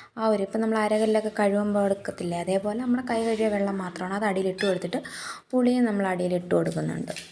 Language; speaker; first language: Malayalam; native; Malayalam